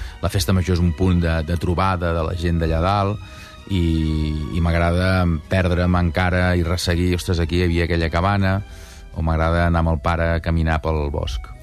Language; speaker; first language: Catalan; native; Catalan